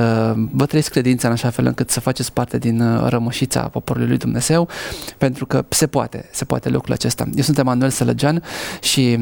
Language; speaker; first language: Romanian; native; Romanian